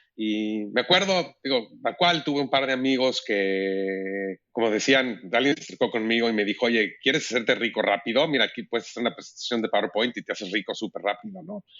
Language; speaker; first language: Spanish; native; Spanish